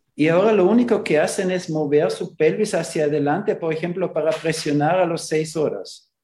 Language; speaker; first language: Spanish; non-native, fluent; German